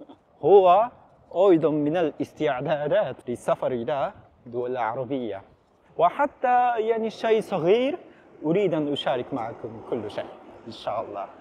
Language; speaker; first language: Arabic; non-native, fluent; Japanese